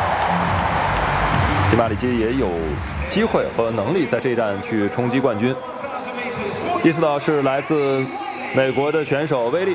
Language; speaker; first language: Chinese; native; Chinese